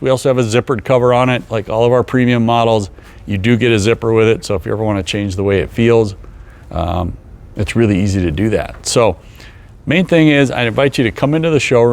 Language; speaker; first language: English; native; English